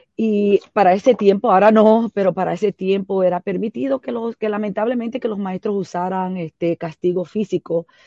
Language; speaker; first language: Spanish; early bilingual, heritage; Spanish